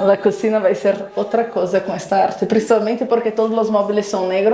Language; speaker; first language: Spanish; non-native, learner; Portuguese